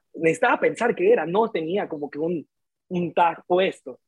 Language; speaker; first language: Spanish; native; Spanish